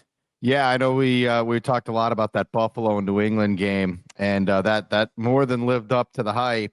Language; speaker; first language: English; native; English